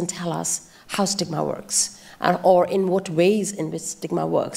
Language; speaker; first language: English; non-native, local second language; Bangla